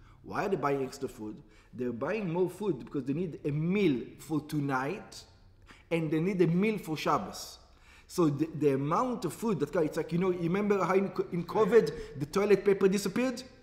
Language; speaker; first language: English; non-native, fluent; Hebrew